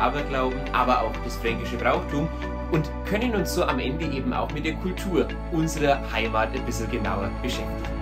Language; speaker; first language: German; native; German